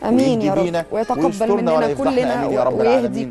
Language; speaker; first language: Arabic; native; Arabic